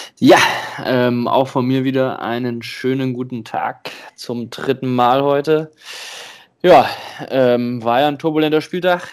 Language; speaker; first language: German; native; German